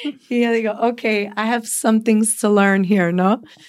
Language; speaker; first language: English; early bilingual, other home language; Spanish